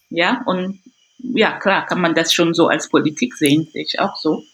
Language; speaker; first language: German; non-native, fluent; French